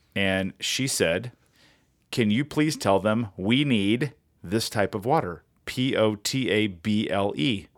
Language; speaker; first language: English; native; English